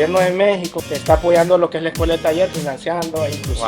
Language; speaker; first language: Spanish; native; Spanish